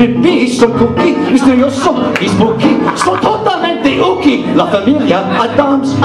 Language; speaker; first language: Spanish; non-native, learner; English